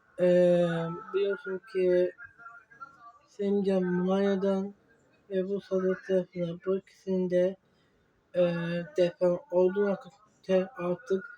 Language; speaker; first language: Turkish; non-native, learner; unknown